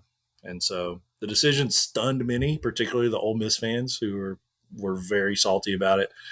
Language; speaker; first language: English; native; English